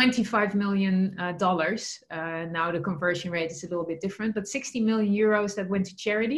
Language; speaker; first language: English; non-native, fluent; Dutch